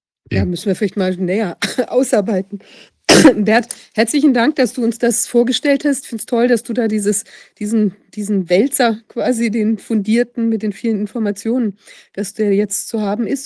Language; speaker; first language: German; native; German